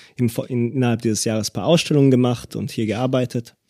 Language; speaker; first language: German; early bilingual, other home language; Hebrew